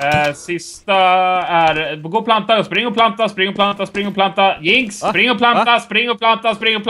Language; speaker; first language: Swedish; native; Swedish